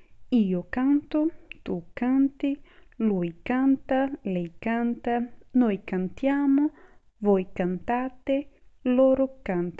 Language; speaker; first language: Italian; non-native, fluent; Portuguese